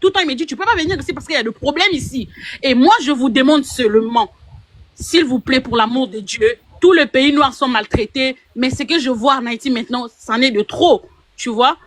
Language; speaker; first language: French; non-native, local second language; Lingala